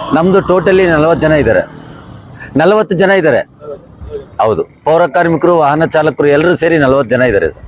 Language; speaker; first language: Kannada; native; Kannada